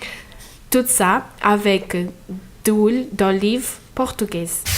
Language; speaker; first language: French; non-native, fluent; Portuguese